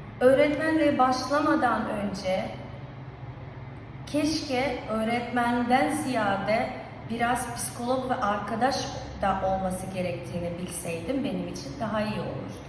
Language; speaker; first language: Turkish; non-native, fluent; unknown